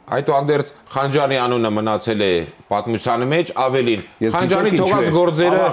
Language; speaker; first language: Armenian; native; Armenian